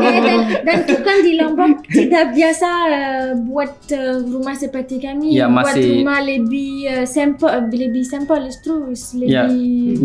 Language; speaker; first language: Indonesian; non-native, learner; French